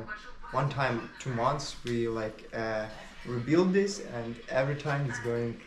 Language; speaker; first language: English; non-native, learner; Ukrainian